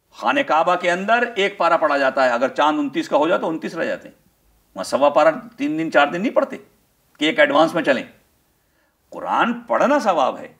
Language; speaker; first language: Urdu; native; Urdu